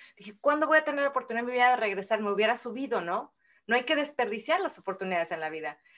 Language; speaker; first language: Spanish; native; Spanish